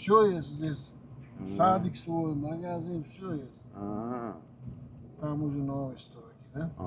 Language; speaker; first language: Russian; non-native, local second language; Uzbek